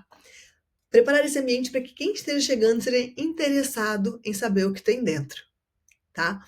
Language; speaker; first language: Portuguese; native; Portuguese